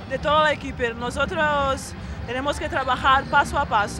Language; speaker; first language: Spanish; non-native, learner; Portuguese